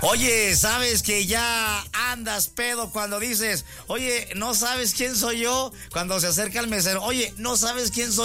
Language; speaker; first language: Spanish; native; Spanish